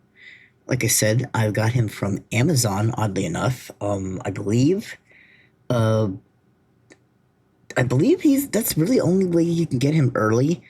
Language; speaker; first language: English; native; English